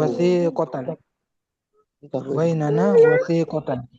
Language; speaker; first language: Arabic; non-native, learner; Indonesian